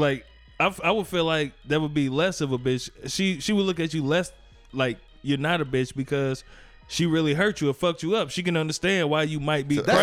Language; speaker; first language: English; native; English